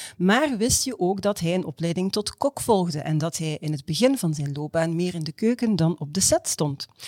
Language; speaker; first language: Dutch; native; Dutch